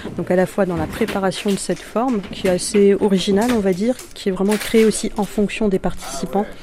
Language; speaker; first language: French; native; French